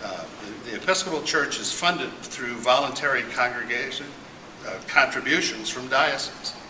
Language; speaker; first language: English; native; English